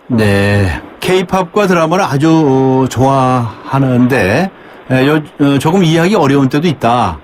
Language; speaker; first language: Korean; native; Korean